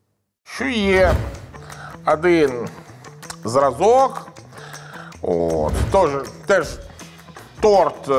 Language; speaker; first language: Ukrainian; non-native, learner; Italian